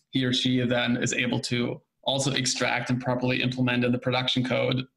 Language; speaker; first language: English; non-native, fluent; German